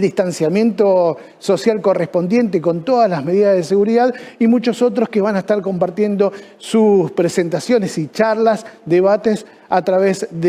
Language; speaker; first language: Spanish; native; Spanish